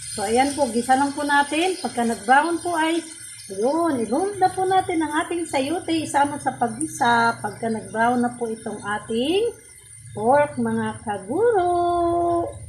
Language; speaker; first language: Filipino; native; Filipino